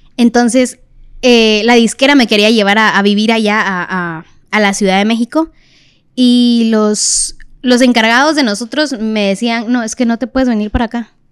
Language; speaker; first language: Spanish; native; Spanish